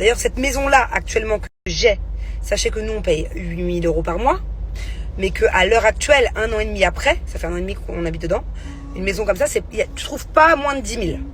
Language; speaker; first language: French; native; French